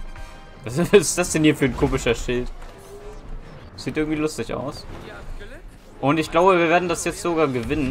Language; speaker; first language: German; native; German